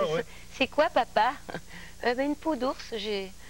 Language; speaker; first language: French; native; French